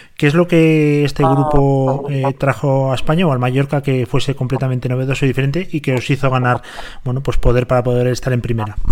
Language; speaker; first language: Spanish; native; Spanish